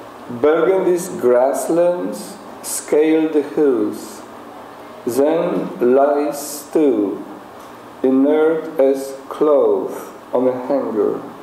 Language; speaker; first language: English; non-native, fluent; Polish